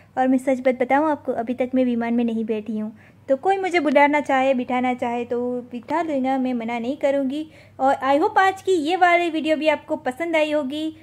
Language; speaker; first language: Hindi; non-native, local second language; Gujarati